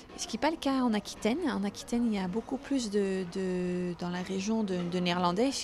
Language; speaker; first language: French; non-native, fluent; Dutch